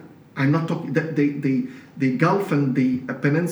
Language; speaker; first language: English; non-native, fluent; Arabic